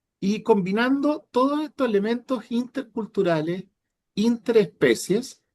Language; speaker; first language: Spanish; native; Spanish